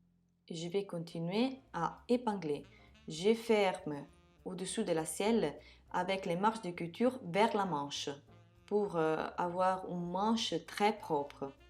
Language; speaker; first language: French; non-native, fluent; Italian